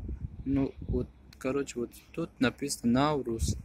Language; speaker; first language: Russian; non-native, fluent; Tajik